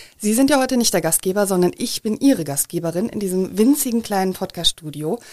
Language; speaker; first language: German; native; German